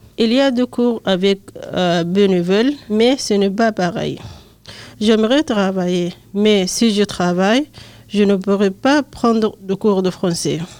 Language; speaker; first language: French; non-native, learner; Arabic